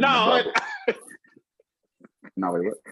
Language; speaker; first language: English; native; English